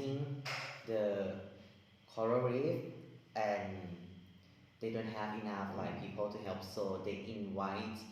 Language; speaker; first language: English; non-native, learner; Thai